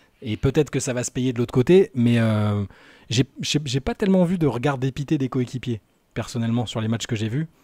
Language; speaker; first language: French; native; French